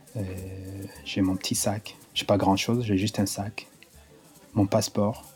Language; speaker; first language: French; non-native, local second language; Kinyarwanda